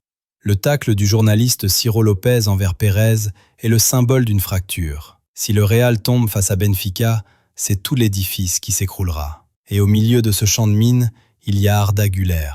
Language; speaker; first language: French; native; French